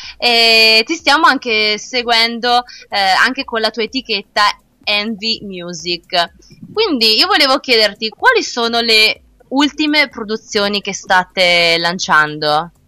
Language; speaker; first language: Italian; native; Italian